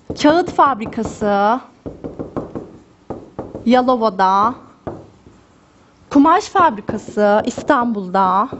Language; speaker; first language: Turkish; native; Turkish